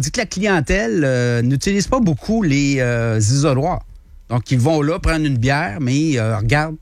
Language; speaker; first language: French; native; French